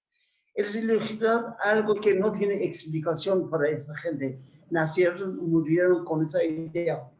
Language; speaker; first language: Spanish; non-native, learner; Persian